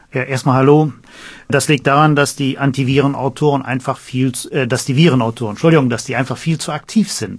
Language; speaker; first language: German; native; German